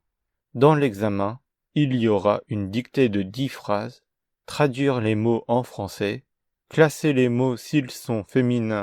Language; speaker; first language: French; non-native, fluent; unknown